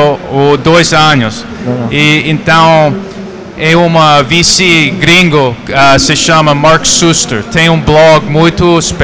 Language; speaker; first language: Portuguese; non-native, fluent; English